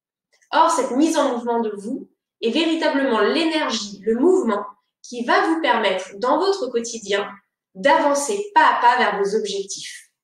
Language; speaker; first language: French; native; French